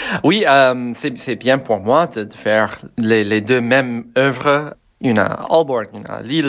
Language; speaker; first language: French; non-native, fluent; English